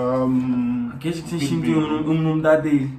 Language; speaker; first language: Turkish; non-native, learner; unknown